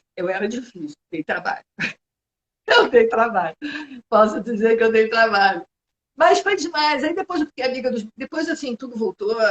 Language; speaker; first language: Portuguese; native; Portuguese